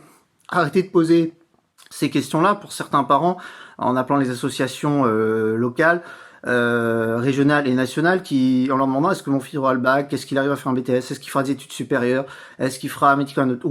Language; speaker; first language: French; native; French